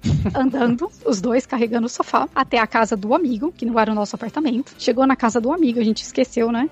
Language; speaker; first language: Portuguese; native; Portuguese